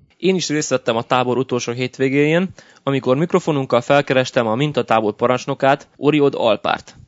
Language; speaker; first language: Hungarian; early bilingual, heritage; Hungarian